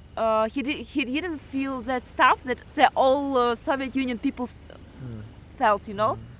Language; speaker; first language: English; non-native, fluent; Russian